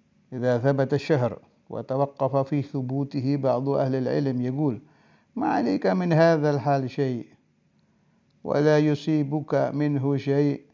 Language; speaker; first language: Arabic; non-native, fluent; Indonesian